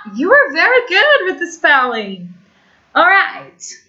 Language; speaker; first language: English; non-native, fluent; Portuguese